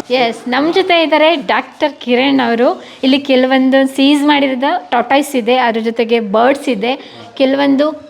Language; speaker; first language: Kannada; native; Kannada